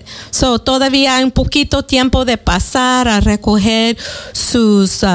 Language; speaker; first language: Spanish; early bilingual, heritage; Spanish